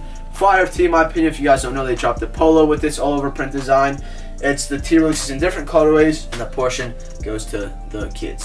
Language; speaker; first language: English; native; English